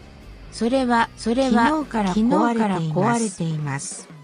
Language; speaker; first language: Japanese; non-native, learner; English